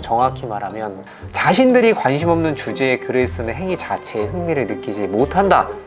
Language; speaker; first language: Korean; native; Korean